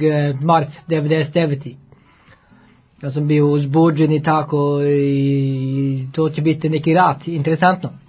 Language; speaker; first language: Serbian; non-native, learner; Norwegian